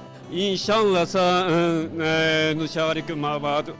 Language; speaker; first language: Arabic; non-native, learner; Japanese